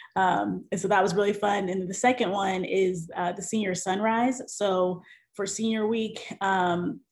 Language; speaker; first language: English; native; English